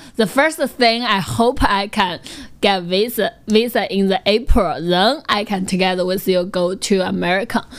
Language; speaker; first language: English; non-native, learner; Chinese